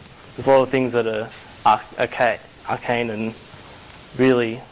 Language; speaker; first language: English; native; English